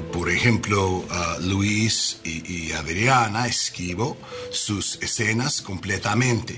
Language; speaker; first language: Spanish; non-native, learner; English